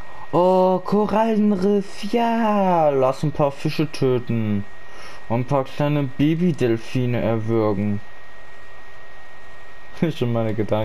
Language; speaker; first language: German; native; German